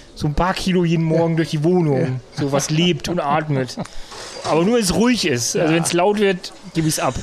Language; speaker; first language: German; native; German